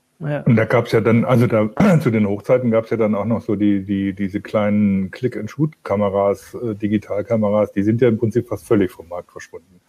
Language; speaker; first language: German; native; German